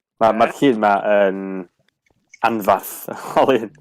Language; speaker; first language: Welsh; native; Welsh